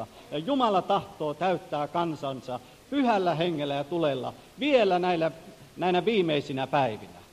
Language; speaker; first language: Finnish; native; Finnish